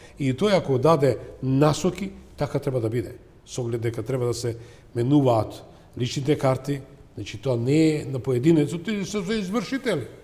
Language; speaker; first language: Macedonian; non-native, local second language; Serbian